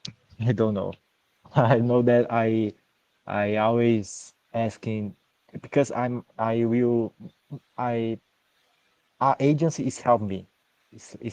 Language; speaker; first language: English; non-native, learner; Portuguese